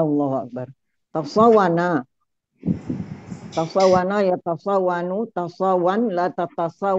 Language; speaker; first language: Arabic; non-native, learner; Indonesian